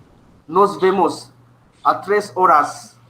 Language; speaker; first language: Spanish; non-native, fluent; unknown